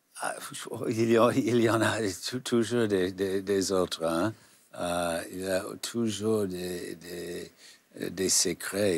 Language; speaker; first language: French; non-native, fluent; English